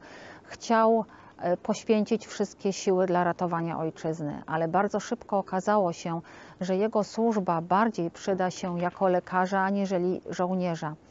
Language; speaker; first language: Polish; native; Polish